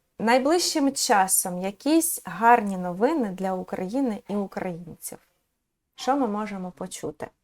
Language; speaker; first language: Ukrainian; native; Ukrainian